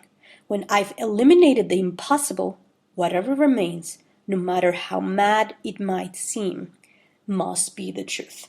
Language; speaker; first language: English; non-native, fluent; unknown